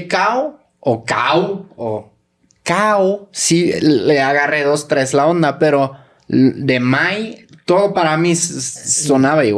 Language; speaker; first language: Spanish; native; Spanish